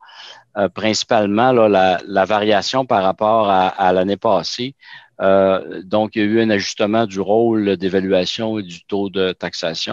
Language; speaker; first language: French; native; French